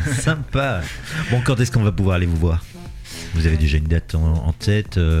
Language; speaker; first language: French; native; French